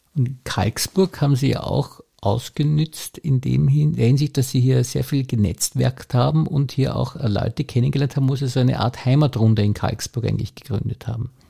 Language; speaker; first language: German; native; German